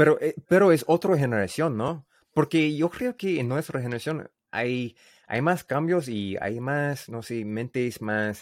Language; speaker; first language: Spanish; non-native, learner; English